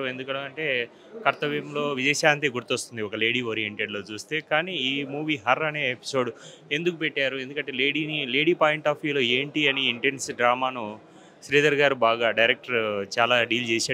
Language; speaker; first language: Telugu; native; Telugu